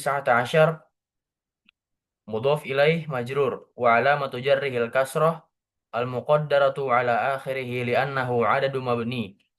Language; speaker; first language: Arabic; non-native, learner; Indonesian